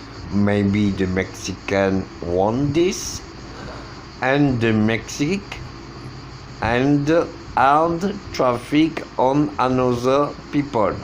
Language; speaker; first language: English; non-native, learner; French